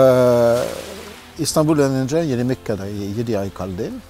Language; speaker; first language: Turkish; non-native, learner; French